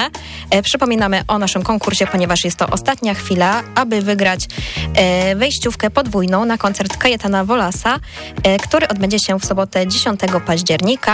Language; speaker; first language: Polish; native; Polish